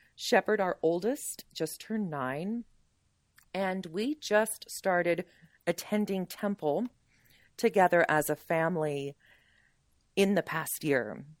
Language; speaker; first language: English; native; English